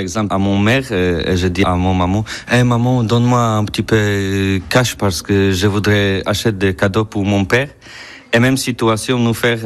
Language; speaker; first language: French; non-native, learner; Polish